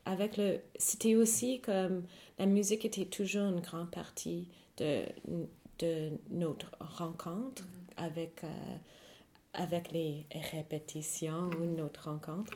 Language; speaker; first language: French; non-native, fluent; English